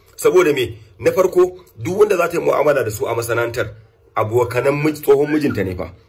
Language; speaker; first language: Hausa; non-native, local second language; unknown